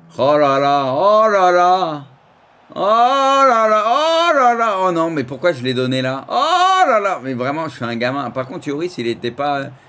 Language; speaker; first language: French; native; French